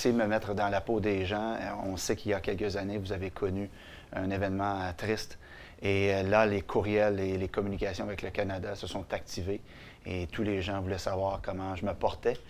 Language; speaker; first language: French; native; French